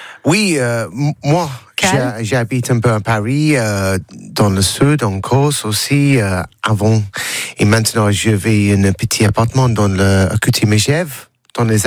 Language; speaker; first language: French; non-native, learner; English